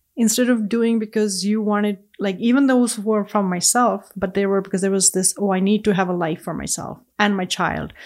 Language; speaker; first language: English; non-native, local second language; Punjabi